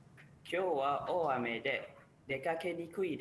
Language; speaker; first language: Japanese; non-native, learner; Malay